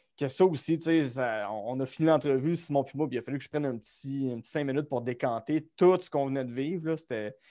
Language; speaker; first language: French; native; French